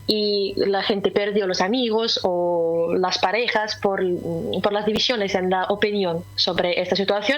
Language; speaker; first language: Spanish; non-native, fluent; Russian